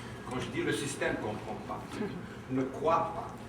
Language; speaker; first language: French; non-native, fluent; Portuguese